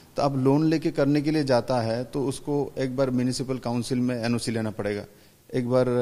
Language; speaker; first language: Hindi; non-native, local second language; Bangla